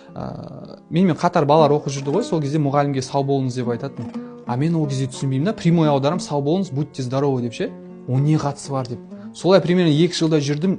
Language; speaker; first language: Kazakh; non-native, local second language; Russian